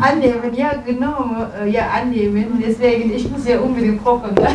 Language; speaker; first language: German; non-native, learner; Turkish